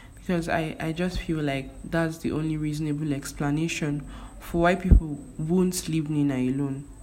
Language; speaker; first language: English; non-native, local second language; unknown